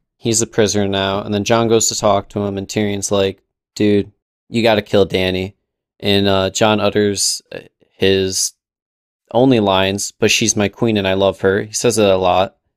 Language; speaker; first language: English; native; English